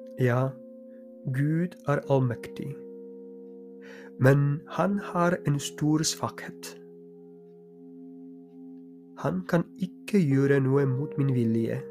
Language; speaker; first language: Norwegian; non-native, fluent; Polish